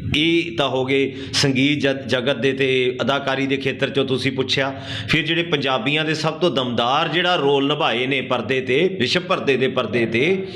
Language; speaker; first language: Punjabi; native; Punjabi